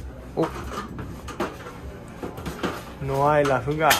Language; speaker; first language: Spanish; non-native, learner; Japanese